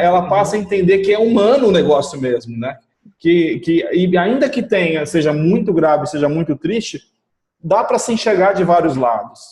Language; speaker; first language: Portuguese; native; Portuguese